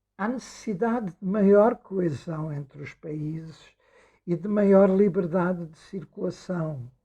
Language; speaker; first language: Portuguese; native; Portuguese